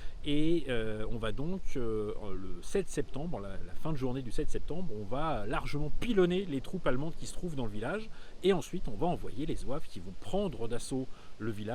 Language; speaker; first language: French; native; French